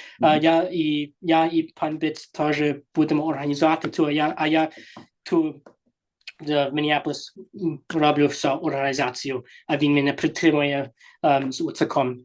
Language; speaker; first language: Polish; early bilingual, heritage; English